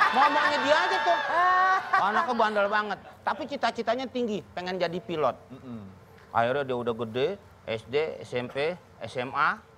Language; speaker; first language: Indonesian; native; Indonesian